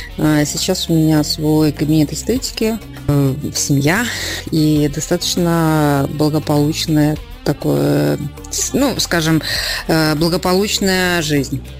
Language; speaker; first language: Russian; native; Russian